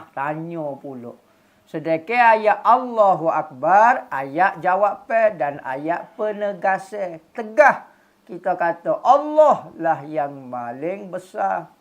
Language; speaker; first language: Malay; native; Malay